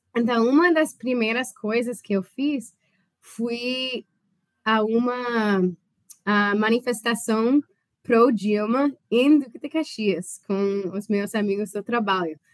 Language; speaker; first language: Portuguese; non-native, fluent; English